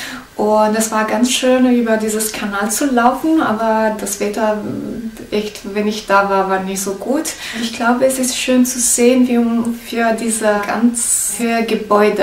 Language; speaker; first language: German; non-native, learner; Italian